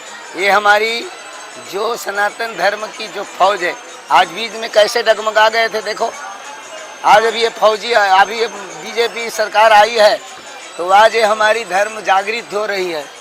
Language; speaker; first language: Hindi; native; Hindi